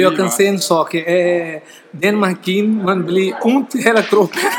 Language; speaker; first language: Swedish; non-native, learner; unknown